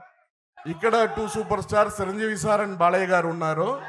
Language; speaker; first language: Telugu; non-native, learner; Tamil